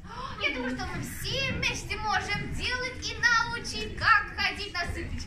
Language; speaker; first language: Russian; non-native, learner; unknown